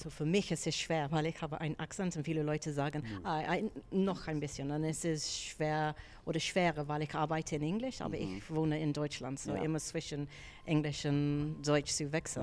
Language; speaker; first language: German; non-native, fluent; English